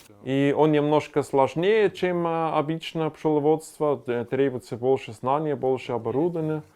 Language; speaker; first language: Russian; non-native, learner; German